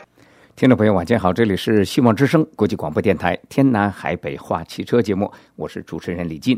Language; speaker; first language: Chinese; native; Chinese